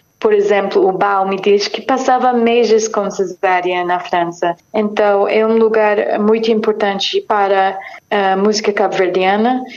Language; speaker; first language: Portuguese; non-native, fluent; English